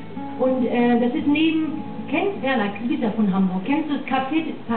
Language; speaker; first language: German; non-native, fluent; English